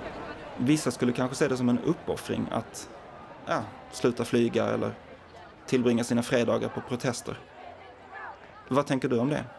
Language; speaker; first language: Swedish; native; Swedish